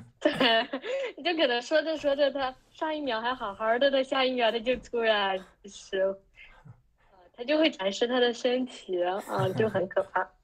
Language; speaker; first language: Chinese; native; Chinese